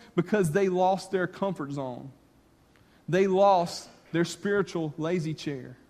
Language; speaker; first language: English; native; English